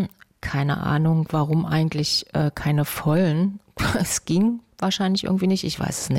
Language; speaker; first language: German; native; German